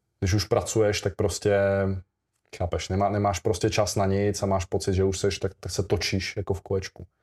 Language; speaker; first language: Czech; early bilingual, other home language; Russian